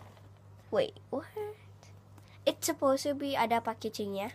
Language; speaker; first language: English; non-native, learner; Indonesian